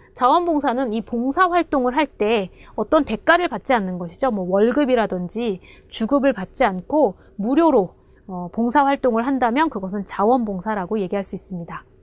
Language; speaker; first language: Korean; native; Korean